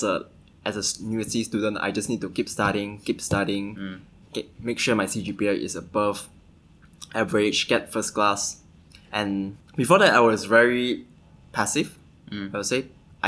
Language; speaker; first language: English; non-native, local second language; Chinese